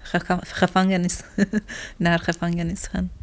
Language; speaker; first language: Dutch; non-native, learner; Persian